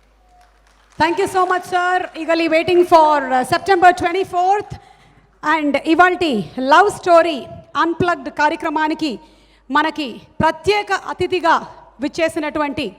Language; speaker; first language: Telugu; native; Telugu